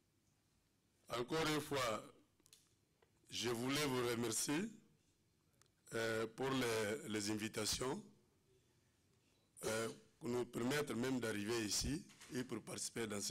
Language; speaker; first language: French; non-native, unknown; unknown